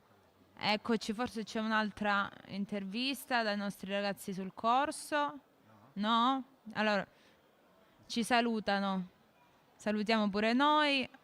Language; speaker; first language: Italian; native; Italian